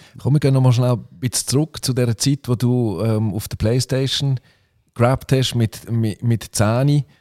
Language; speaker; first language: German; native; German